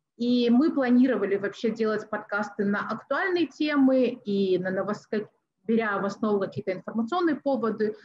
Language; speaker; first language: Russian; non-native, local second language; Tajik